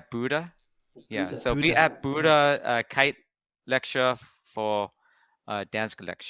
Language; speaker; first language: Danish; non-native, learner; English